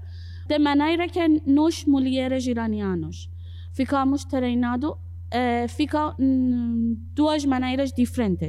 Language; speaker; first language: Portuguese; non-native, fluent; Persian